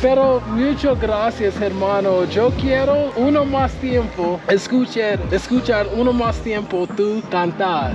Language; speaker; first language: Spanish; non-native, learner; English